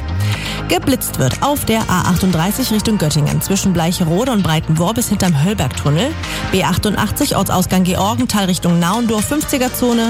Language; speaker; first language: German; native; German